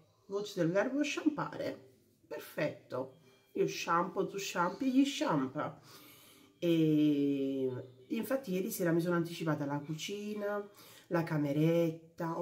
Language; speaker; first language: Italian; native; Italian